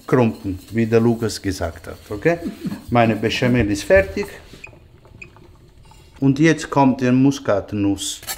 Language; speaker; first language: German; non-native, learner; Italian